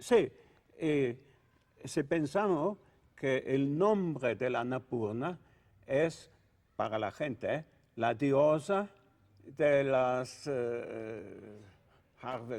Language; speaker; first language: Spanish; non-native, learner; Italian